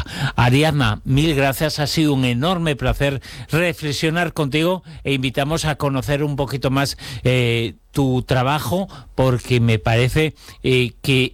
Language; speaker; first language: Spanish; native; Spanish